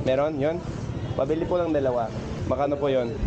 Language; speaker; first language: Filipino; non-native, learner; English